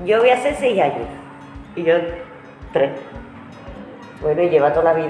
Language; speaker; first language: Spanish; native; Spanish